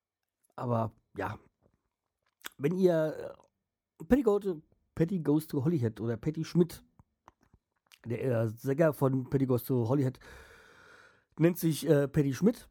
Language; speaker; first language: German; native; German